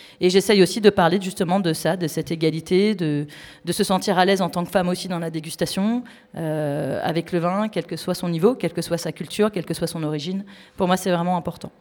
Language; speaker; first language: French; native; French